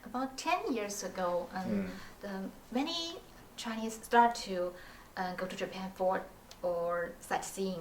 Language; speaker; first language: English; non-native, learner; Chinese